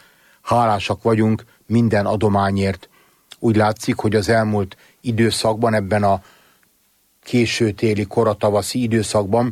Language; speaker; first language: Hungarian; native; Hungarian